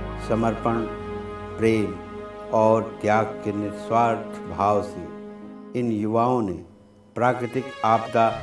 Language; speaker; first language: Hindi; native; Hindi